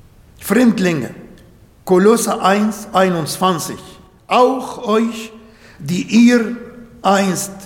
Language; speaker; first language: German; non-native, learner; Arabic